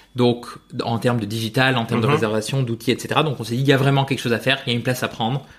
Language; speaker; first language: French; non-native, fluent; Spanish